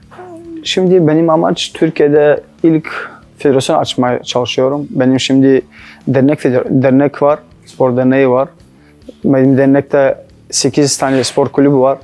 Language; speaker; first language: Turkish; non-native, learner; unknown